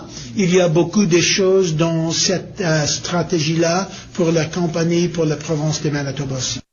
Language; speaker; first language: French; non-native, learner; English